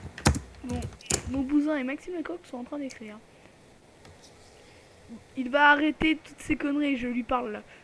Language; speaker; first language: French; native; French